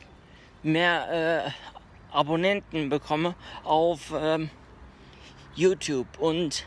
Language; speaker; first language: German; early bilingual, other home language; Turkish